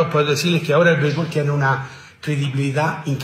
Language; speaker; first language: Spanish; non-native, fluent; Italian